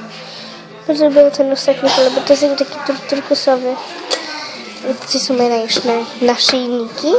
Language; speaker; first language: Polish; early bilingual, heritage; Polish